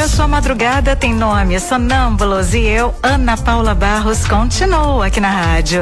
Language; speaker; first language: Portuguese; native; Portuguese